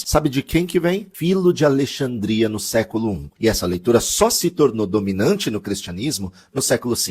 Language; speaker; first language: Portuguese; native; Portuguese